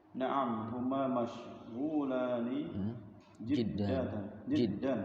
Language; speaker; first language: Arabic; non-native, learner; Indonesian